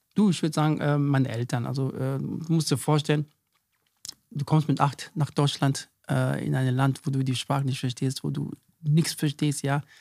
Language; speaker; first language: German; early bilingual, other home language; Akan